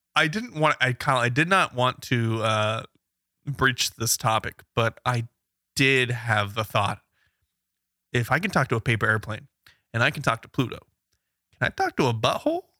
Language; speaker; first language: English; native; English